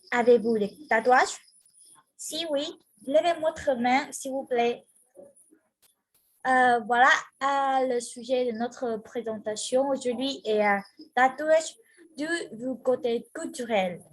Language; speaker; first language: French; non-native, learner; Vietnamese